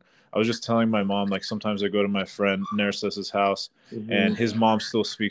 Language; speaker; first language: English; native; English